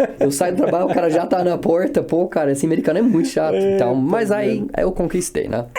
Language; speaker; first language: Portuguese; non-native, fluent; English